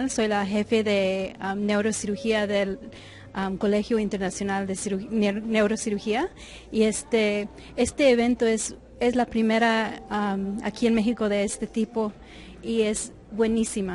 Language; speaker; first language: Spanish; early bilingual, heritage; English